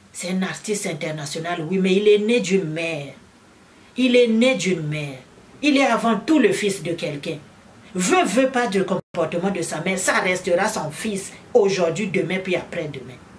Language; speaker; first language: French; non-native, local second language; Lingala